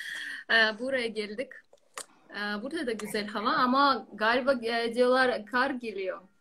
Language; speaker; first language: Turkish; non-native, learner; Russian